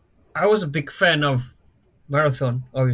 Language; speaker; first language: English; non-native, fluent; Korean